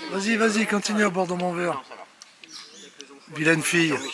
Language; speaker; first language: French; native; French